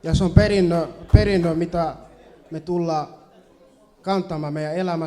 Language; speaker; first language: Finnish; early bilingual, other home language; Swahili